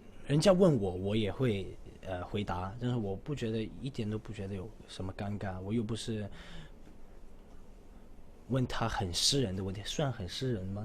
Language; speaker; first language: Chinese; non-native, local second language; Cantonese